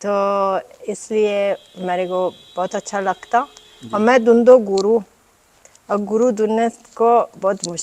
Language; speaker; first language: Hindi; non-native, learner; Italian